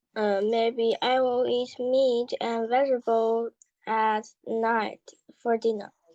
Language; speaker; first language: English; non-native, learner; Chinese